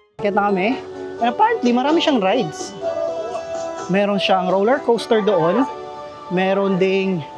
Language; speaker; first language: Filipino; native; Filipino